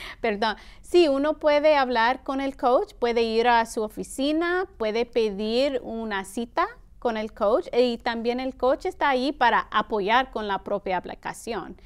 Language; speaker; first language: Spanish; early bilingual, heritage; Spanish